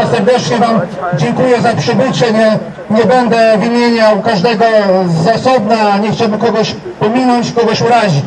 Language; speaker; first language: Polish; native; Polish